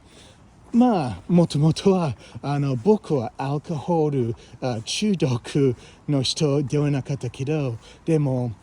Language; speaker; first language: Japanese; non-native, fluent; English